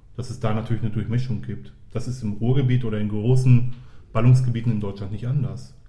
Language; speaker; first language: German; native; German